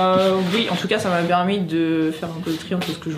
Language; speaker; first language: French; native; French